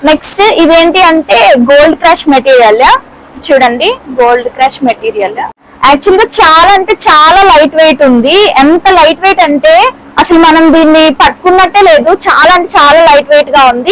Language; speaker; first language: Telugu; native; Telugu